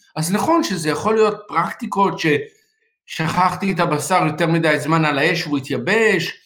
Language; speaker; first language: Hebrew; native; Hebrew